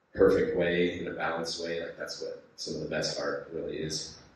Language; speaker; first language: English; native; English